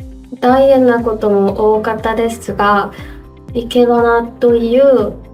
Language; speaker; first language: Japanese; non-native, fluent; Korean